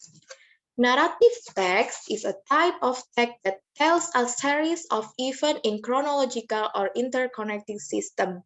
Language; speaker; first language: English; non-native, learner; Indonesian